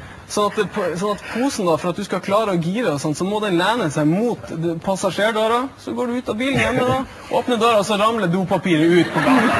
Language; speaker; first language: Norwegian; native; Norwegian